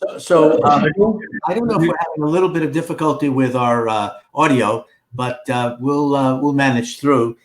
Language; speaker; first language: English; native; English